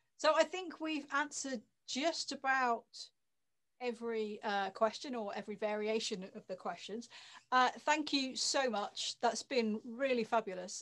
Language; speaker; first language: English; native; English